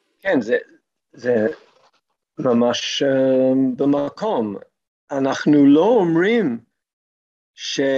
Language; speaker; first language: Hebrew; non-native, fluent; English